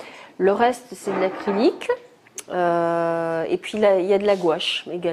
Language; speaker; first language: French; native; French